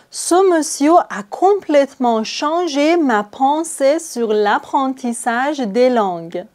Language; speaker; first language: French; non-native, fluent; Persian